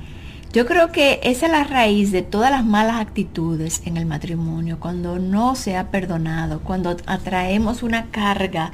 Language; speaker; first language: Spanish; native; Spanish